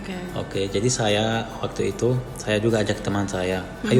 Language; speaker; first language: Indonesian; non-native, fluent; Arabic